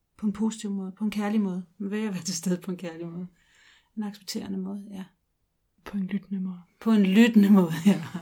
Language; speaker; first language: Danish; native; Danish